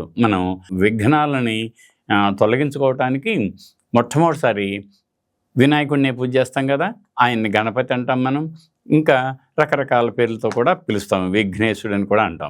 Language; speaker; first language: Telugu; native; Telugu